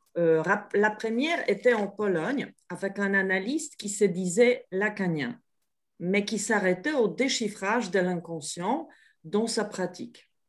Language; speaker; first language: French; non-native, fluent; Polish